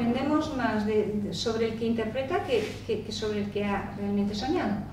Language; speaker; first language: Spanish; native; Spanish